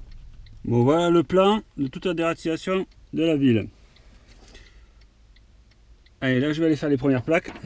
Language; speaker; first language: French; native; French